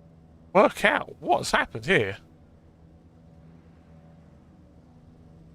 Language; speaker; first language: English; native; English